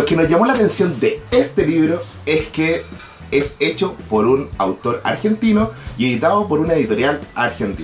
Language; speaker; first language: Spanish; native; Spanish